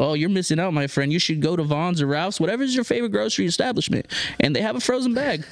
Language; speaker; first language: English; early bilingual, other home language; Spanish